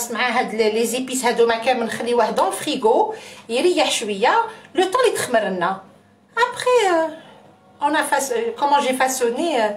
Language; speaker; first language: French; non-native, local second language; Arabic